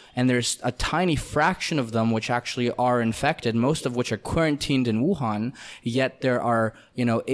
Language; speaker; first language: English; non-native, fluent; Russian